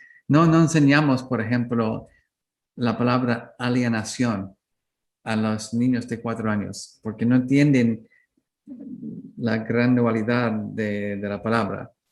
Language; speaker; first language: Spanish; non-native, learner; English